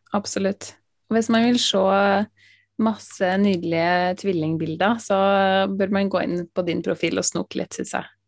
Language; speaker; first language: Norwegian; native; Norwegian